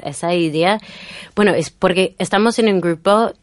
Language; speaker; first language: Spanish; non-native, fluent; English